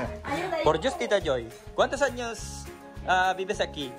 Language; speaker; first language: Spanish; non-native, learner; Filipino